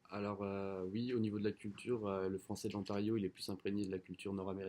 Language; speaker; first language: French; native; French